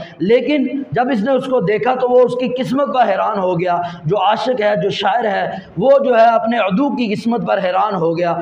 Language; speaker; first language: Urdu; non-native, local second language; Punjabi